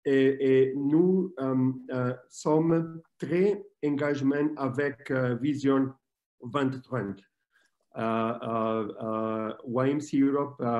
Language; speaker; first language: French; non-native, learner; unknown